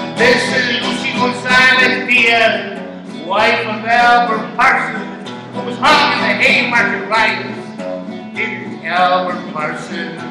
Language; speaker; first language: English; native; English